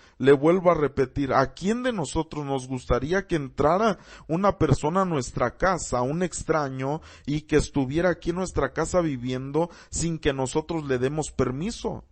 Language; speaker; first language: Spanish; early bilingual, heritage; Spanish